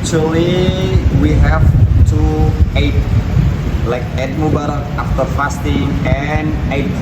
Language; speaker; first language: English; non-native, learner; Indonesian